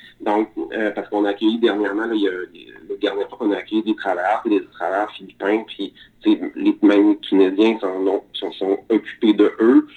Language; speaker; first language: French; native; French